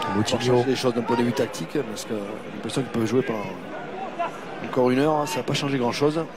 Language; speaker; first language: French; native; French